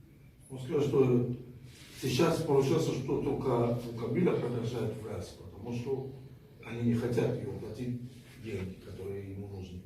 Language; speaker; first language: Russian; non-native, fluent; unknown